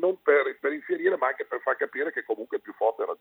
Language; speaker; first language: Italian; native; Italian